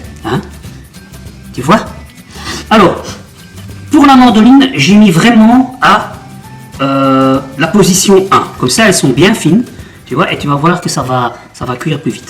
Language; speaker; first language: French; native; French